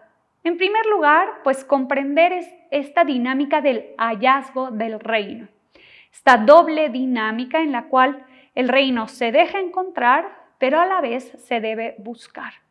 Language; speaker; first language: Spanish; native; Spanish